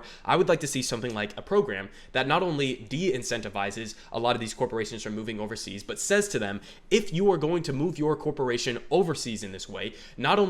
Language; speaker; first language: English; native; English